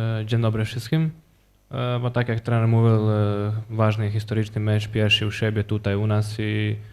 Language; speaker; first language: Polish; non-native, learner; Croatian